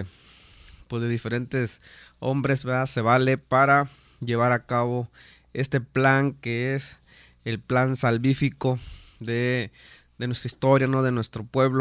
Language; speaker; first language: Spanish; native; Spanish